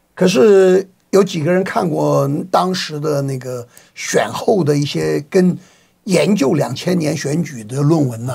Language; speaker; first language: Chinese; native; Chinese